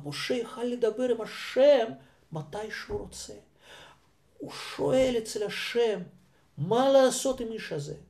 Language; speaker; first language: Hebrew; non-native, fluent; Russian